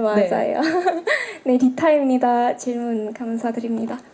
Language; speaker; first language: Korean; non-native, fluent; Indonesian